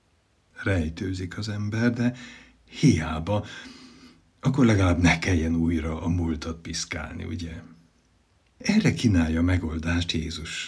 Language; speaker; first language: Hungarian; native; Hungarian